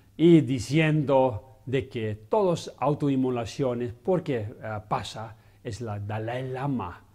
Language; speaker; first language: Spanish; non-native, learner; Chinese